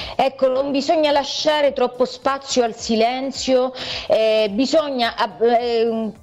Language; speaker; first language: Italian; native; Italian